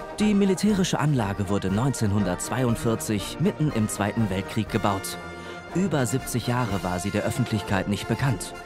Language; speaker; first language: German; native; German